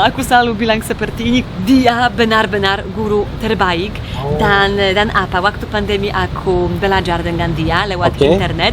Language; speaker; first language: Indonesian; non-native, fluent; Polish